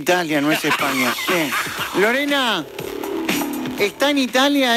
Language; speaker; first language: Spanish; native; Spanish